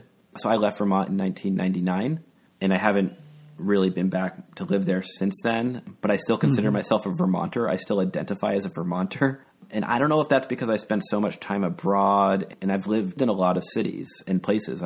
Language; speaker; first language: English; native; English